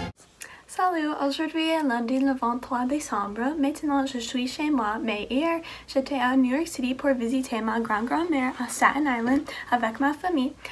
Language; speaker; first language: French; non-native, learner; English